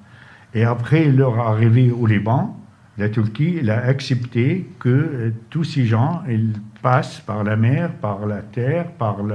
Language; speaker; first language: French; non-native, fluent; Arabic